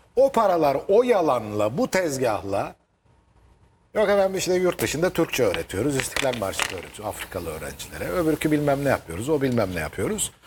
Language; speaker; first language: Turkish; native; Turkish